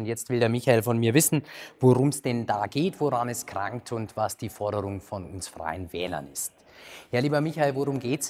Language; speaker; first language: German; native; German